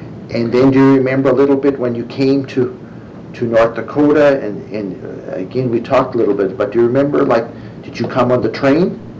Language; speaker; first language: English; early bilingual, other home language; German